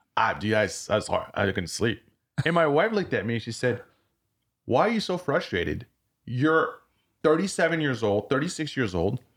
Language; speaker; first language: English; early bilingual, other home language; French